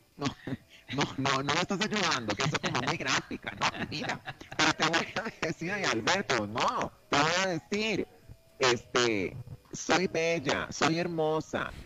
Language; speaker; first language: Spanish; native; Spanish